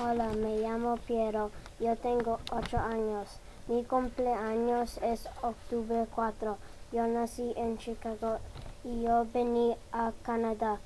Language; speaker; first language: Spanish; non-native, learner; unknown